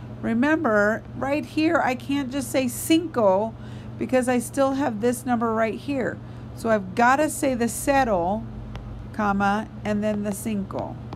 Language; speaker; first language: English; native; English